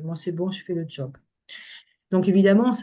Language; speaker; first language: French; native; French